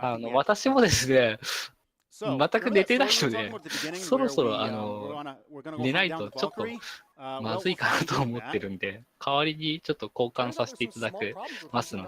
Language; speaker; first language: Japanese; native; Japanese